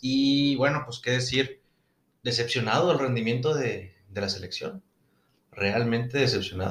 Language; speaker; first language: Spanish; native; Spanish